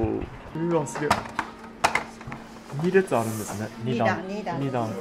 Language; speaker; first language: Japanese; native; Japanese